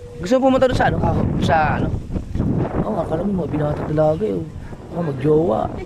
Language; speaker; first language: Filipino; non-native, local second language; Cebuano